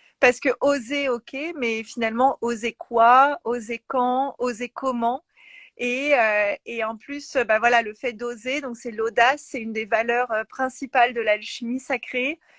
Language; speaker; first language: French; native; French